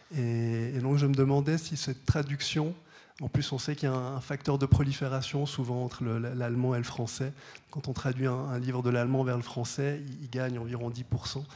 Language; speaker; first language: French; native; French